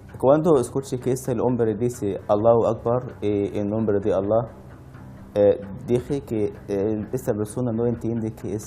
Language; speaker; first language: Spanish; non-native, learner; Arabic